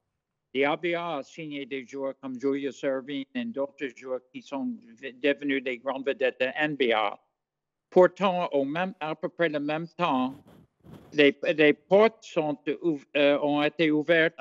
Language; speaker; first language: French; non-native, fluent; English